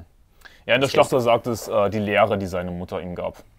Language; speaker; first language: German; native; German